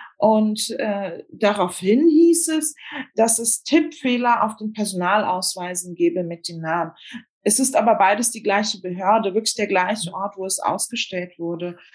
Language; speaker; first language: German; early bilingual, other home language; Turkish